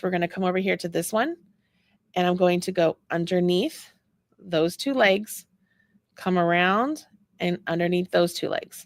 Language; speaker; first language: English; native; English